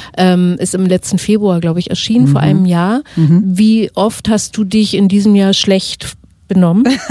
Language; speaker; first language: German; native; German